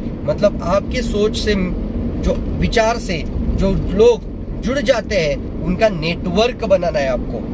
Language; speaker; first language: Hindi; non-native, local second language; Marathi